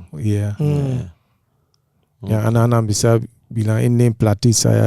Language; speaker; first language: Indonesian; non-native, fluent; English